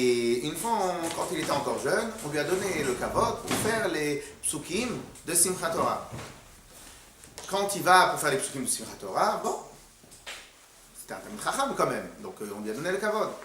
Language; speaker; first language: French; native; French